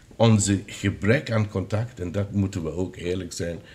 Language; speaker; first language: Dutch; non-native, fluent; English